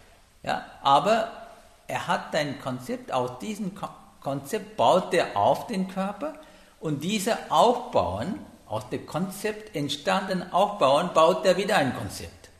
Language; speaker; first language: German; non-native, learner; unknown